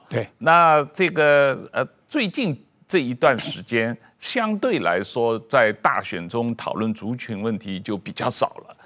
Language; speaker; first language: Chinese; native; Chinese